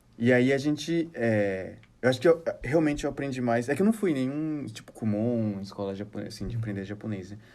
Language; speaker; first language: Portuguese; early bilingual, heritage; Portuguese